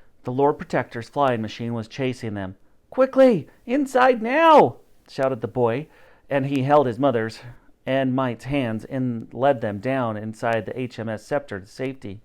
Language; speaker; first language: English; native; English